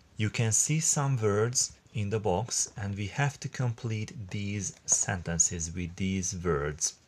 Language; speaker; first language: English; non-native, fluent; Hungarian